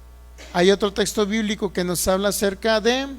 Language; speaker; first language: Spanish; native; Spanish